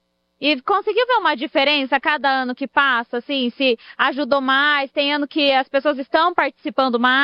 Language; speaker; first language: Portuguese; native; Portuguese